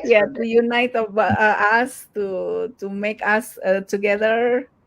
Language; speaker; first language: English; non-native, learner; Indonesian